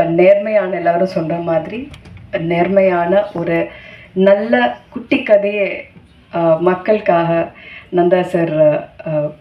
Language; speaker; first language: Tamil; non-native, fluent; Malayalam